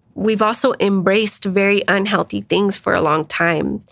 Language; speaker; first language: English; native; English